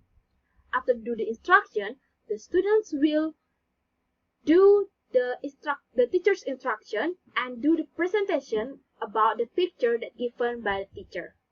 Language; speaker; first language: English; non-native, learner; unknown